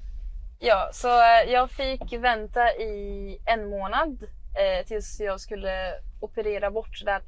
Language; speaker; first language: Swedish; early bilingual, other home language; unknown